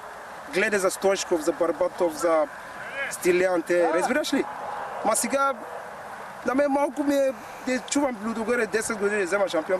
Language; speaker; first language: Bulgarian; non-native, learner; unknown